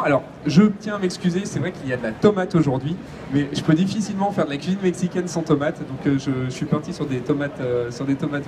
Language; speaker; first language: French; native; French